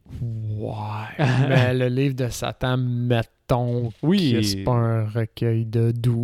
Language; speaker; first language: French; native; French